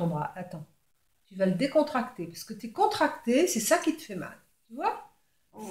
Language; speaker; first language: French; native; French